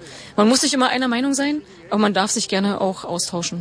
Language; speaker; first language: German; native; German